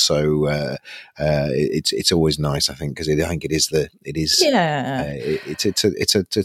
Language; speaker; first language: English; native; English